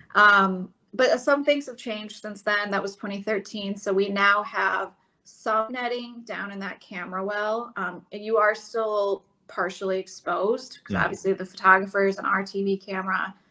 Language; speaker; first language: English; native; English